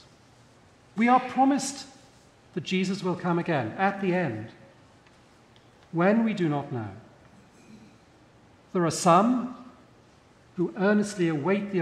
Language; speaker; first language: English; native; English